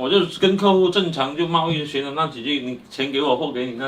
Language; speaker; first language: Chinese; native; Chinese